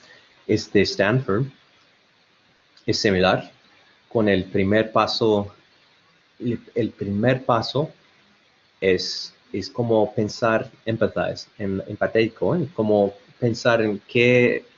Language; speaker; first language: Spanish; non-native, learner; English